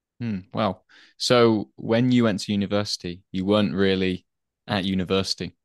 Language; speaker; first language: English; native; English